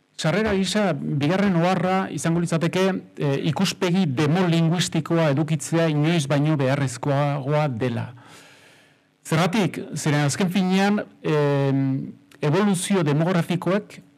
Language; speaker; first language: Basque; native; Basque